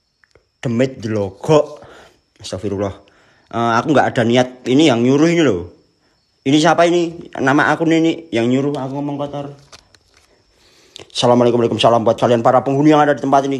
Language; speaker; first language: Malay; non-native, local second language; Javanese